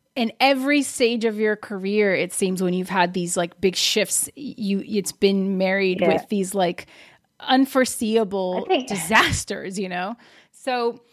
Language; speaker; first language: English; early bilingual, other home language; Portuguese